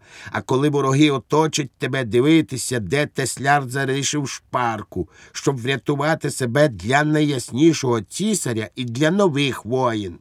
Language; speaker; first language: Ukrainian; native; Ukrainian